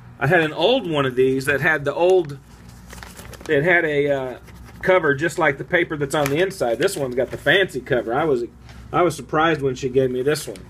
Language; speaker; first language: English; native; English